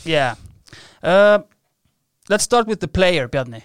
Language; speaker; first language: English; non-native, fluent; Icelandic